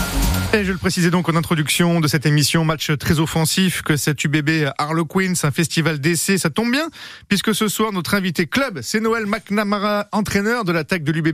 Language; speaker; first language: French; native; French